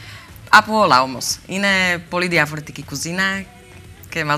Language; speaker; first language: Greek; non-native, learner; Slovak